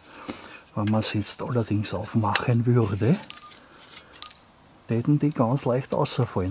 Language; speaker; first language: German; native; German